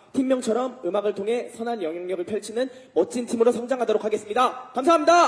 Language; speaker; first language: Korean; native; Korean